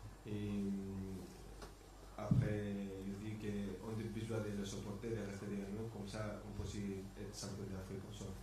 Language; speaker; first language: French; non-native, fluent; Spanish